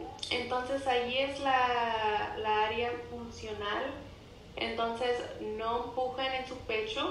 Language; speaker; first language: Spanish; non-native, learner; English